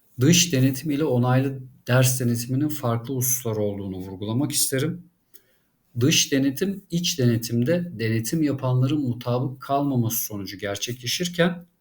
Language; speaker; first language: Turkish; native; Turkish